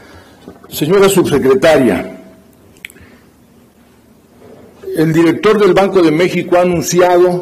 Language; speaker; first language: Spanish; native; Spanish